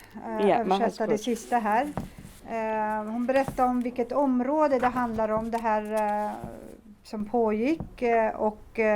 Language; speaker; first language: Swedish; early bilingual, other home language; Assyrian Neo-Aramaic